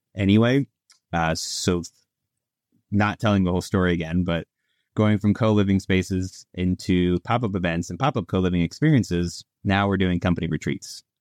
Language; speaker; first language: English; early bilingual, other home language; Italian